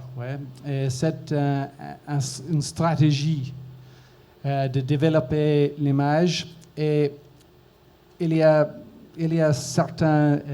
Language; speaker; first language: French; non-native, learner; English